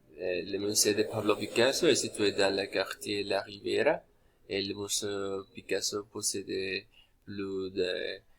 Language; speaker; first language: French; non-native, learner; Spanish